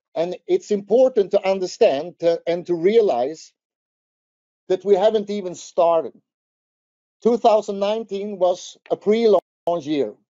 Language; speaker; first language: English; non-native, fluent; Swedish